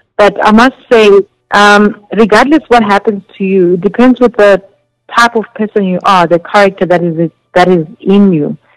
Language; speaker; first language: English; non-native, local second language; Zulu